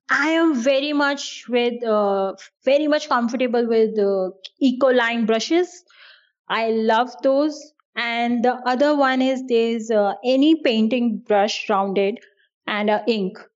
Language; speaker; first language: English; non-native, local second language; Hindi